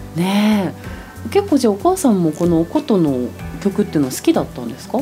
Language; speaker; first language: Japanese; native; Japanese